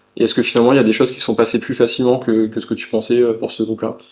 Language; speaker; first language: French; native; French